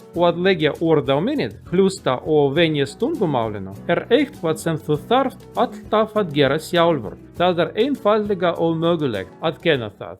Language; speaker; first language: Icelandic; non-native, learner; Russian